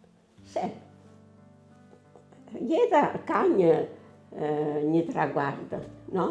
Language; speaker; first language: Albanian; non-native, learner; Italian